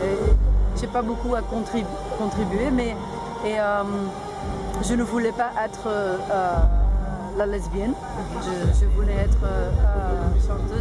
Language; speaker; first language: French; non-native, local second language; Dutch